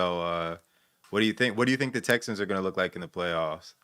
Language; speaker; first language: English; native; English